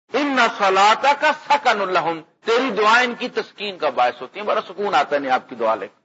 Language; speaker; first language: Urdu; non-native, local second language; Punjabi